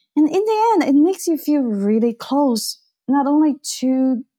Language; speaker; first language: English; non-native, fluent; Chinese